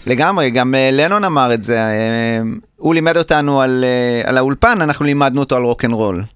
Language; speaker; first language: Hebrew; native; Hebrew